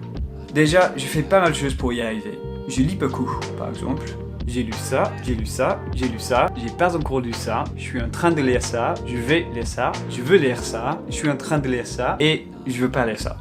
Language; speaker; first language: French; non-native, fluent; English